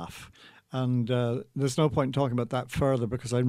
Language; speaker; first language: English; native; English